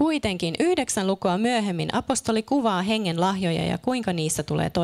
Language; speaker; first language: Finnish; native; Finnish